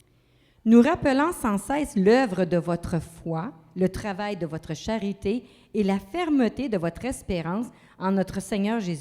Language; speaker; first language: French; native; French